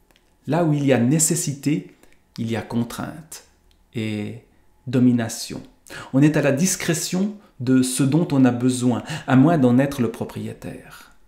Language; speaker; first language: French; native; French